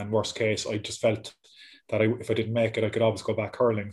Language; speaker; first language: English; native; English